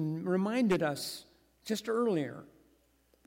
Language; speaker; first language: English; native; English